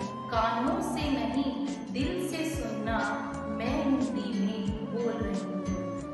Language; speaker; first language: Hindi; native; Hindi